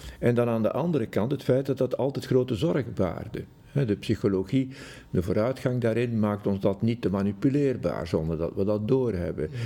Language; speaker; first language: Dutch; native; Dutch